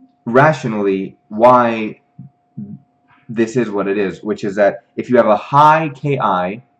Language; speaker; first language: English; native; English